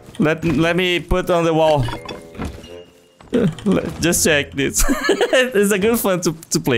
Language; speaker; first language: English; non-native, learner; Portuguese